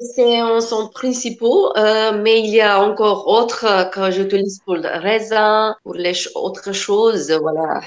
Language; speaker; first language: French; non-native, learner; Macedonian